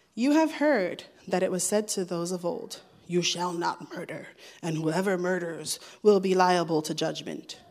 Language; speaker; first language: English; early bilingual, other home language; Spanish